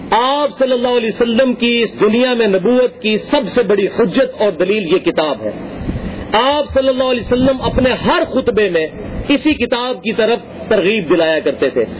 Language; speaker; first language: Urdu; non-native, local second language; Punjabi